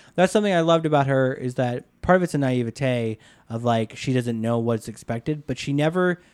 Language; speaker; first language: English; native; English